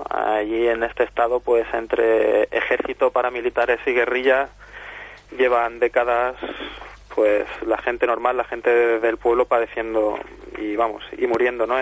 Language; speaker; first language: Spanish; native; Spanish